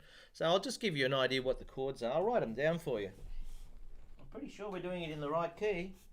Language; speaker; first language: English; native; English